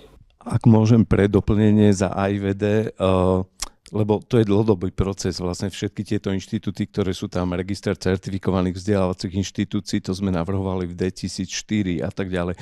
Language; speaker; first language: Slovak; native; Slovak